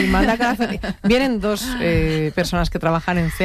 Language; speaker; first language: Spanish; native; Spanish